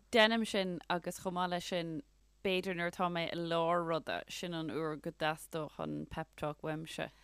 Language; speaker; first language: Irish; non-native, local second language; English